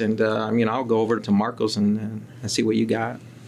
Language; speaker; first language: English; early bilingual, other home language; Spanish